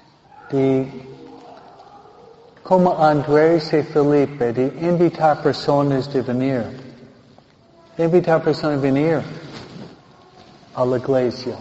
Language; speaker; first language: Spanish; non-native, fluent; English